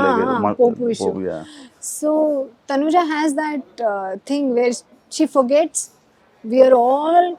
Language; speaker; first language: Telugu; non-native, learner; Hindi